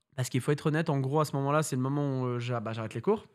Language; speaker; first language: French; native; French